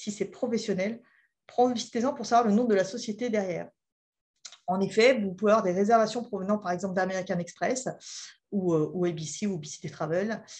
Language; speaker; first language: French; native; French